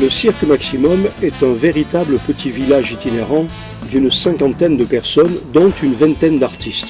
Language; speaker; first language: French; native; French